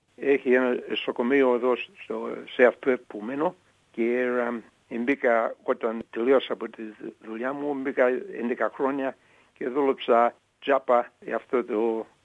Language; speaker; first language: Greek; early bilingual, heritage; Greek